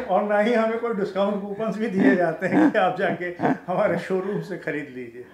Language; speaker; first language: Hindi; native; Hindi